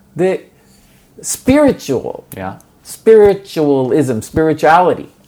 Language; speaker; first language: Japanese; non-native, fluent; English